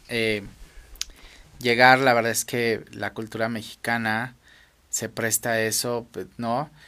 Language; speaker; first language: Spanish; native; Spanish